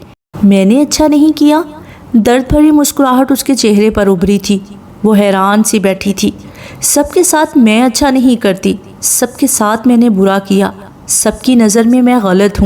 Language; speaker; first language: Urdu; native; Urdu